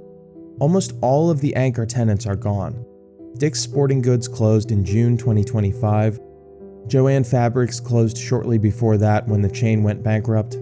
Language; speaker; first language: English; native; English